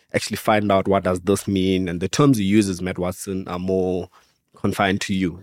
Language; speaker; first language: English; non-native, local second language; Venda